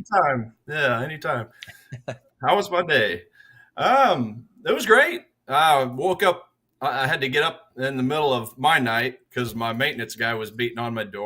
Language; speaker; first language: English; native; English